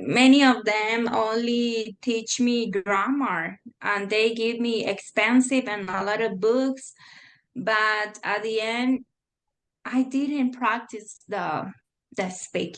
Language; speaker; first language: English; non-native, fluent; Spanish